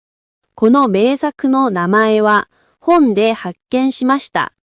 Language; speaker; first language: Japanese; non-native, fluent; Korean